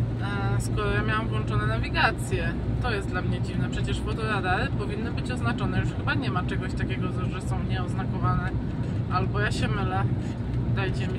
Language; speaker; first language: Polish; native; Polish